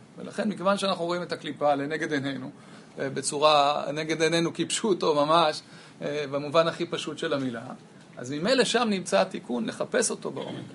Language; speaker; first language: Hebrew; native; Hebrew